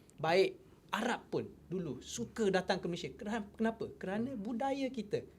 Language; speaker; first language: Malay; non-native, local second language; Chinese